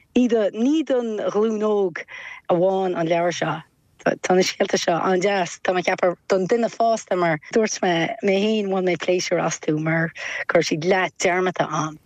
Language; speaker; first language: Irish; non-native, local second language; English